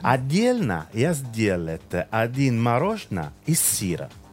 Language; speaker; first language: Russian; non-native, learner; Italian